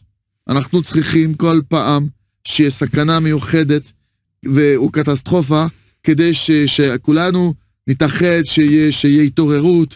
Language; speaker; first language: Hebrew; non-native, fluent; French